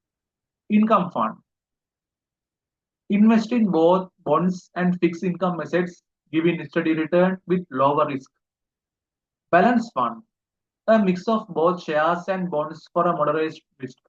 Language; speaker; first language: English; non-native, local second language; Sinhala